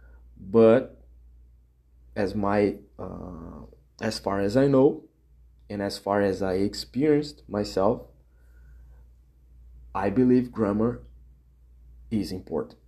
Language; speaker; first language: English; non-native, fluent; Portuguese